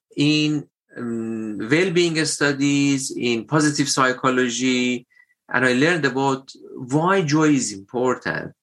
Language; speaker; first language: English; non-native, fluent; Persian